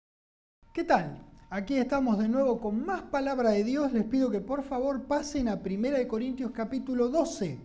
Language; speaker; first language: Spanish; native; Spanish